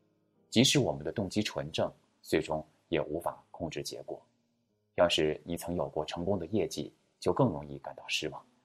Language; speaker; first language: Chinese; native; Chinese